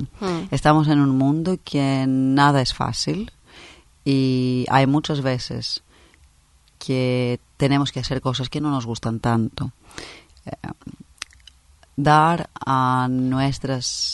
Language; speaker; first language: Spanish; non-native, fluent; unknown